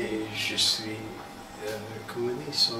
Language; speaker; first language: French; non-native, learner; English